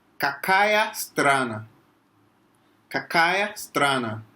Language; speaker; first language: Russian; non-native, learner; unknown